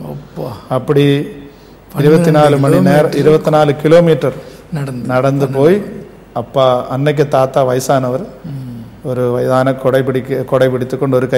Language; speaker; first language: Tamil; native; Tamil